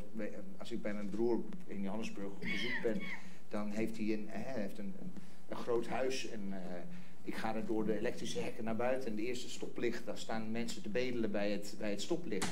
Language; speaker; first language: Dutch; non-native, fluent; English